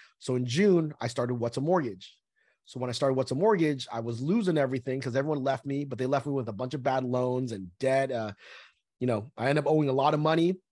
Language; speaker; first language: English; early bilingual, other home language; Vietnamese